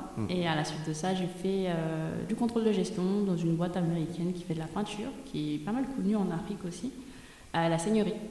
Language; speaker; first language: French; non-native, local second language; Bambara